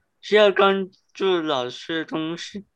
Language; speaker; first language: Chinese; non-native, learner; English